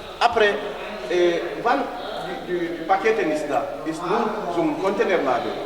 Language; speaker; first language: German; non-native, learner; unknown